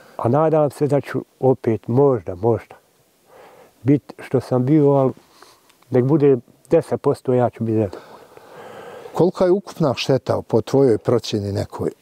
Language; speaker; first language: Bosnian; native; Bosnian